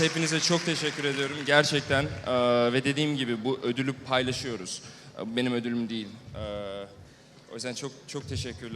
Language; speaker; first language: Turkish; early bilingual, heritage; Turkish